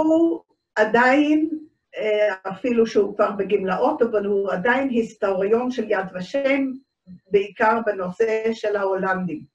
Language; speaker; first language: Hebrew; early bilingual, other home language; Dutch